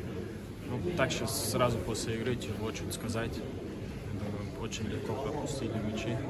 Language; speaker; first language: Russian; early bilingual, heritage; Russian